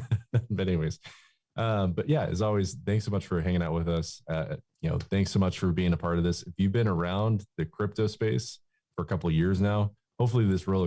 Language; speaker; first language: English; native; English